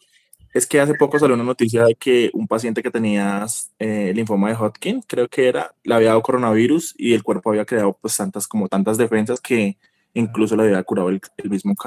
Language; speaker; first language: Spanish; native; Spanish